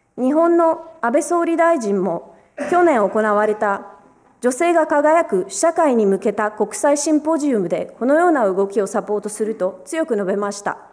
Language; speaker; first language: Japanese; early bilingual, other home language; Romanian